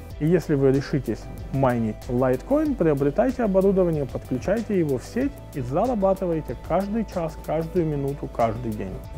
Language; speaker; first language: Russian; native; Russian